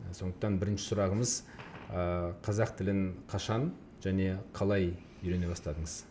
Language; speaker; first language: Kazakh; native; Kazakh